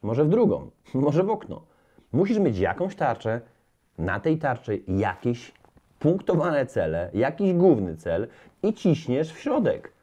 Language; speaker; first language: Polish; native; Polish